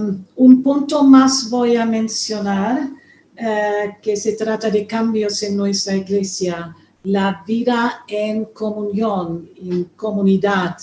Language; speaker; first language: Spanish; non-native, fluent; German